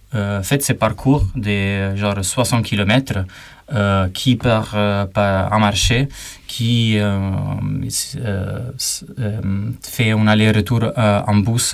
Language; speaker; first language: French; non-native, learner; Albanian